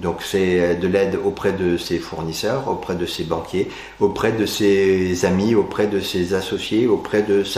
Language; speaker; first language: French; native; French